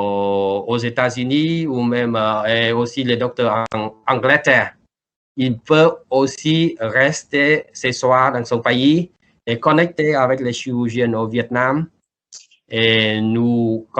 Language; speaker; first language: French; non-native, learner; Vietnamese